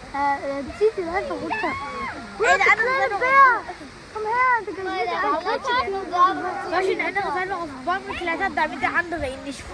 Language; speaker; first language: German; early bilingual, other home language; Arabic